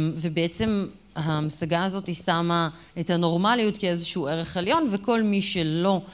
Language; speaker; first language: Hebrew; native; Hebrew